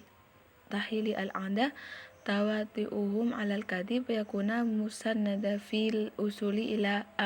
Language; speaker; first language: Arabic; non-native, learner; Indonesian